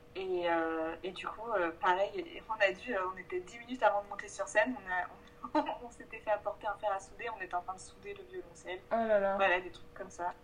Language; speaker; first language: French; native; French